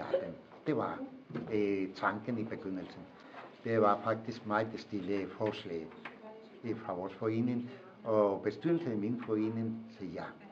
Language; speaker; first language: Danish; non-native, fluent; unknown